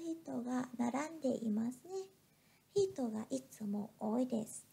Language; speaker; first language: Japanese; non-native, fluent; Vietnamese